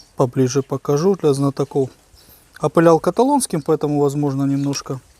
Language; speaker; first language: Russian; native; Russian